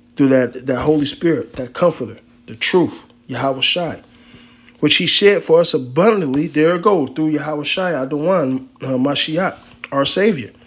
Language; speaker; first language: English; native; English